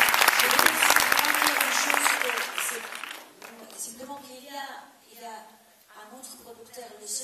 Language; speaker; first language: French; non-native, fluent; Italian